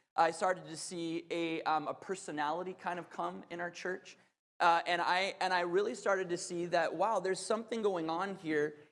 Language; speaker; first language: English; native; English